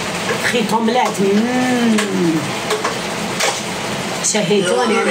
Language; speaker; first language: Arabic; native; Arabic